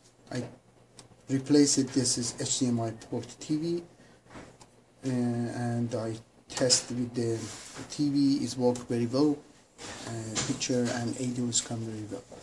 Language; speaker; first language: English; non-native, learner; Persian